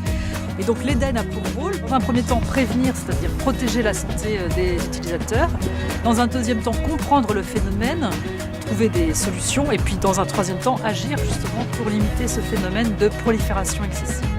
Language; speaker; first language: French; native; French